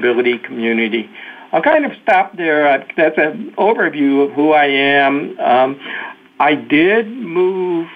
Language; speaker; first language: English; native; English